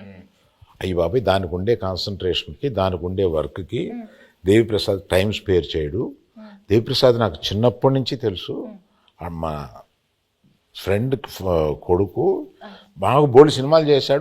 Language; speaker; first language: Telugu; native; Telugu